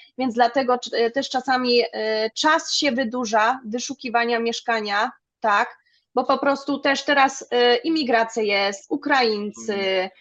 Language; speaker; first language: Polish; early bilingual, other home language; German